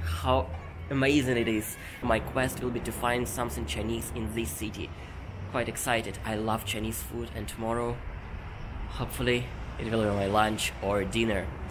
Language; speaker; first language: English; non-native, fluent; Russian